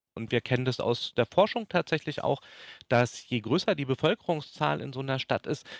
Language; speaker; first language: German; native; German